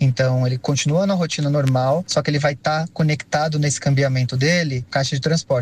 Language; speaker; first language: Portuguese; native; Portuguese